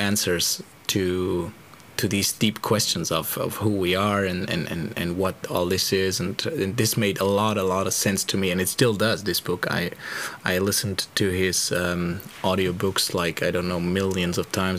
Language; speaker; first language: English; non-native, fluent; German